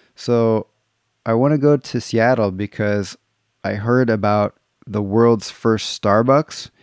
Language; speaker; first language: English; native; English